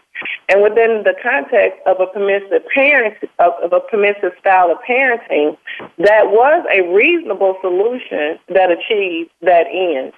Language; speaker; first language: English; native; English